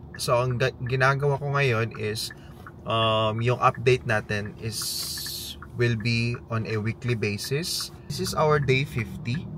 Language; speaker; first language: Filipino; native; Filipino